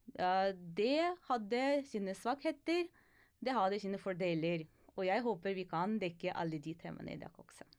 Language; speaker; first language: Norwegian; non-native, fluent; Ukrainian